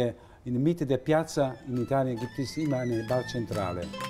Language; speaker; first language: German; non-native, fluent; Italian